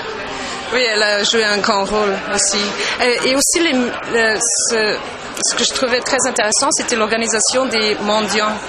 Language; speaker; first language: French; non-native, local second language; Dutch